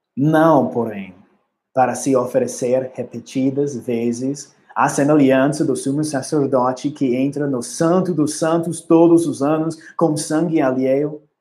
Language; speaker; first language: Portuguese; non-native, learner; English